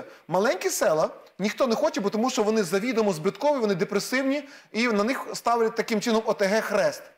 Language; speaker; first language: Ukrainian; native; Ukrainian